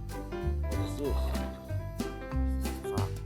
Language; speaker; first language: English; non-native, learner; Indonesian